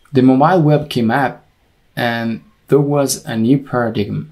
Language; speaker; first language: English; non-native, fluent; Spanish